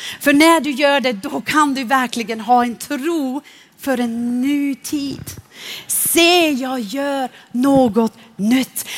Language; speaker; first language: Swedish; non-native, fluent; German